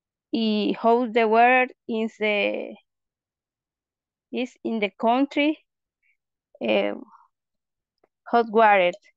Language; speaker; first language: English; non-native, learner; Spanish